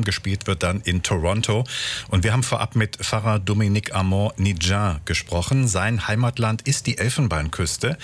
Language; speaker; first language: German; native; German